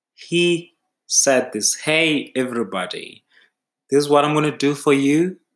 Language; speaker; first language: English; non-native, local second language; Xhosa